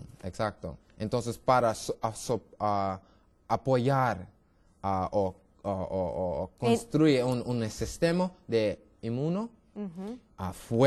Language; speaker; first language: Spanish; non-native, learner; English